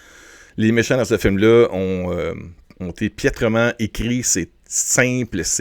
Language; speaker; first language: French; native; French